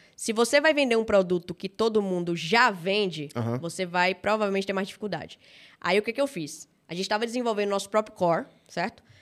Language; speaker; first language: Portuguese; native; Portuguese